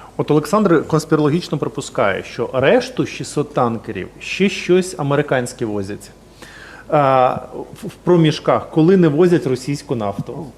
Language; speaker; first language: Ukrainian; native; Ukrainian